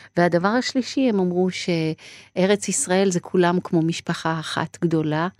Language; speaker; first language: Hebrew; early bilingual, other home language; Persian